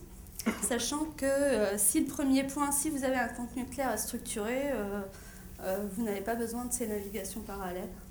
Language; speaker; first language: French; native; French